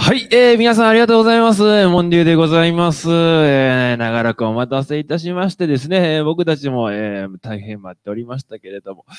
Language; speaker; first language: Japanese; native; Japanese